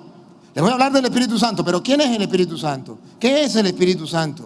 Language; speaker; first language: Spanish; native; Spanish